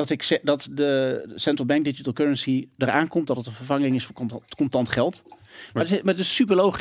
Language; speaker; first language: Dutch; native; Dutch